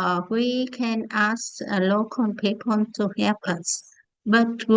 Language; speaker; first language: English; non-native, learner; Vietnamese